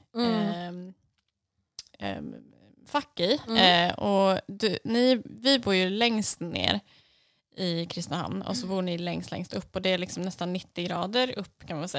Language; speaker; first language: Swedish; native; Swedish